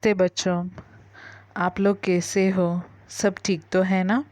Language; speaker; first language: Hindi; non-native, local second language; Malayalam